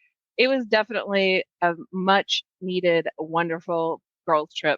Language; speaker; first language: English; native; English